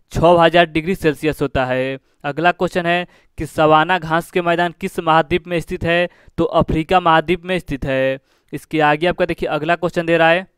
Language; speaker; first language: Hindi; native; Hindi